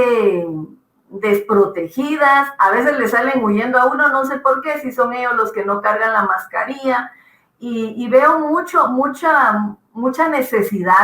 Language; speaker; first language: Spanish; native; Spanish